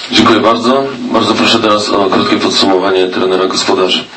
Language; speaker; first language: Polish; native; Polish